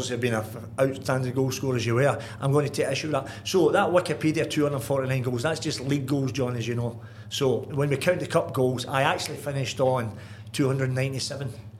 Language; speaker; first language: English; native; English